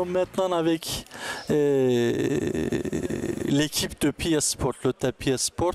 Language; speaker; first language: French; non-native, local second language; Arabic